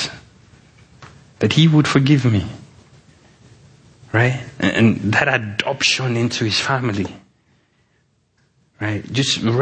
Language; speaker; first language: English; non-native, local second language; Yoruba